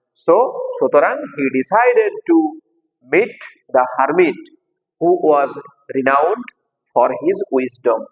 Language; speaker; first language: English; non-native, local second language; Bangla